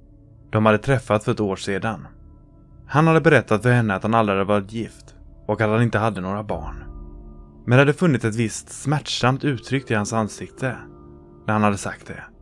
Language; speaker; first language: Swedish; native; Swedish